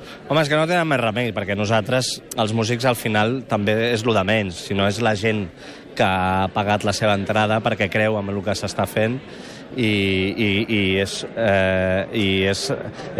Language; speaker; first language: Catalan; native; Catalan